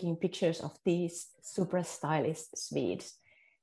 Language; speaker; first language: English; non-native, fluent; Finnish